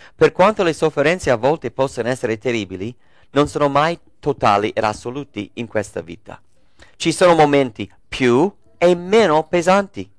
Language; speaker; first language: Italian; non-native, fluent; English